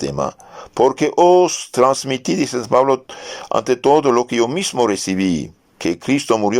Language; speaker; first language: Spanish; non-native, fluent; French